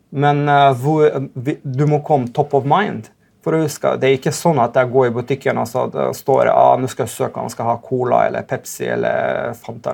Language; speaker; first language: Norwegian; non-native, fluent; Macedonian